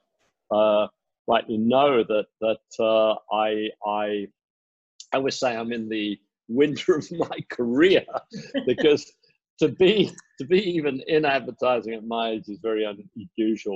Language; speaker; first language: English; native; English